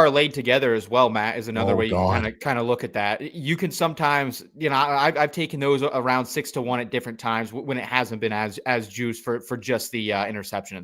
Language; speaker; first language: English; native; English